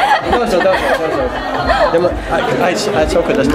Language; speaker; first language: Japanese; non-native, learner; English